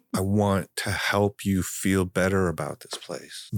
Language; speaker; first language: English; early bilingual, other home language; Spanish